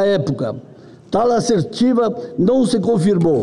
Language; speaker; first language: Portuguese; native; Portuguese